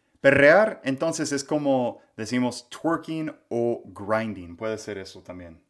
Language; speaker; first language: Spanish; non-native, fluent; English